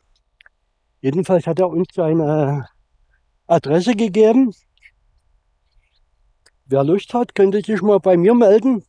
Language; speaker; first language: German; native; German